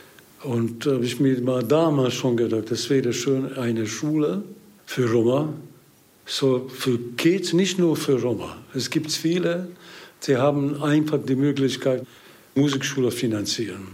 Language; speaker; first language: German; non-native, learner; Hungarian